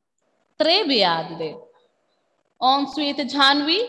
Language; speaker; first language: French; non-native, fluent; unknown